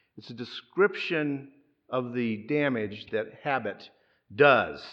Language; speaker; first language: English; native; English